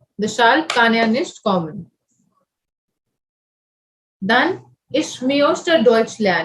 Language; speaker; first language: German; non-native, fluent; Hindi